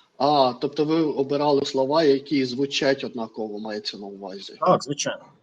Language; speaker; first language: Ukrainian; non-native, local second language; Russian